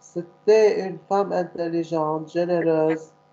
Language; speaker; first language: French; non-native, local second language; Arabic